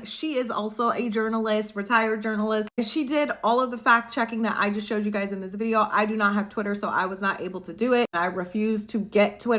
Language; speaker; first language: English; native; English